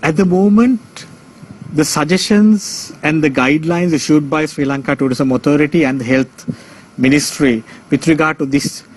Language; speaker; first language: English; non-native, local second language; Sinhala